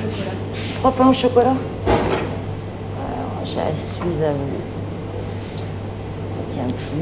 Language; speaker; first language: French; native; French